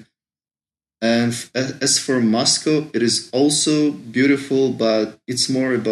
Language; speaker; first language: English; non-native, fluent; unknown